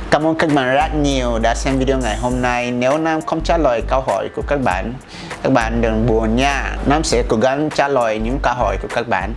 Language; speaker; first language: Vietnamese; non-native, fluent; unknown